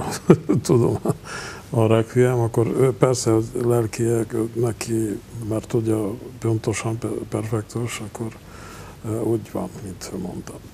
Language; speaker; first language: Hungarian; non-native, local second language; Romanian